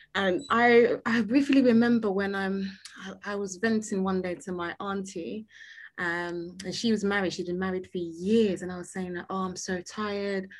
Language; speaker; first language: English; native; English